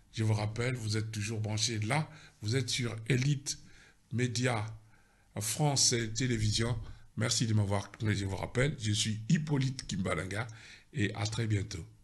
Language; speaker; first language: French; non-native, local second language; Lingala